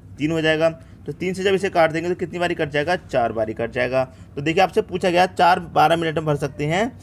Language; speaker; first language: Hindi; native; Hindi